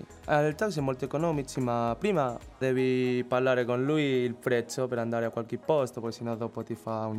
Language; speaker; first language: Italian; non-native, learner; Chinese